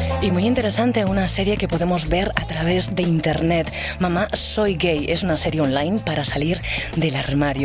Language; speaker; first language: Spanish; native; Spanish